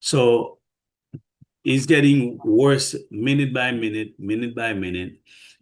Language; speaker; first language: English; non-native, fluent; Haitian Creole